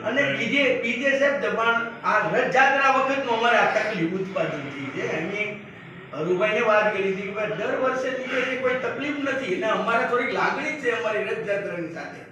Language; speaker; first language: Gujarati; non-native, local second language; Sindhi